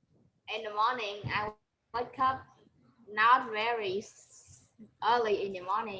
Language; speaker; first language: English; non-native, learner; Vietnamese